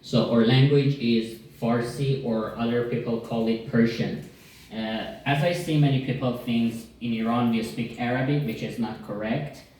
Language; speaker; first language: English; non-native, fluent; Persian